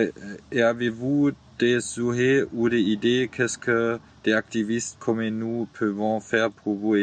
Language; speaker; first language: French; non-native, learner; German